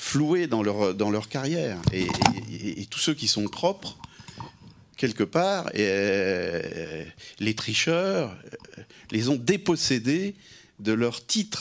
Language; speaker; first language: French; native; French